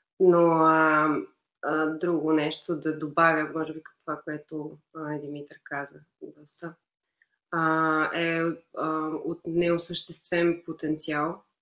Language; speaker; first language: Bulgarian; native; Bulgarian